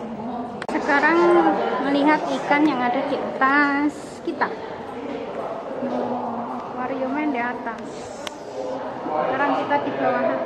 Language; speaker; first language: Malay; non-native, local second language; Javanese